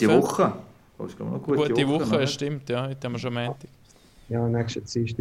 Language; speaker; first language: German; native; German